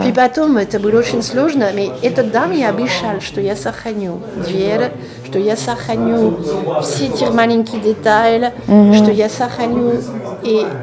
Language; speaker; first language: Russian; non-native, learner; French